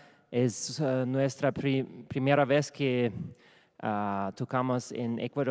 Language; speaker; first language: Spanish; non-native, learner; German